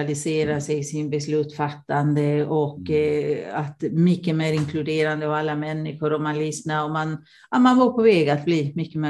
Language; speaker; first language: Swedish; non-native, fluent; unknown